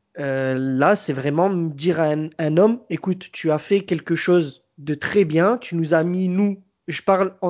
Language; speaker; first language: French; native; French